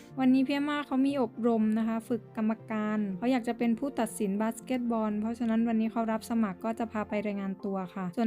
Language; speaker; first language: Thai; native; Thai